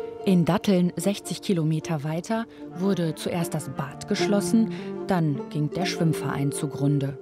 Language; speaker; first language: German; native; German